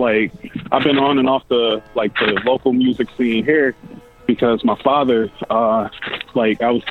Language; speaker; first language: English; native; English